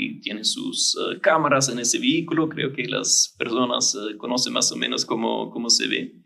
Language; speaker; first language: Spanish; non-native, fluent; German